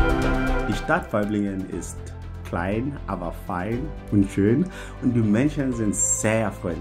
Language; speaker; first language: German; non-native, fluent; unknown